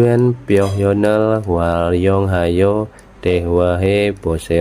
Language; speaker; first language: Korean; non-native, fluent; Indonesian